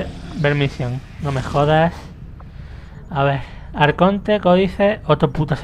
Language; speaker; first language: Spanish; native; Spanish